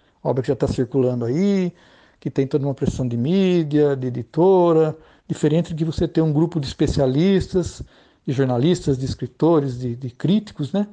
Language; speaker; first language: Portuguese; native; Portuguese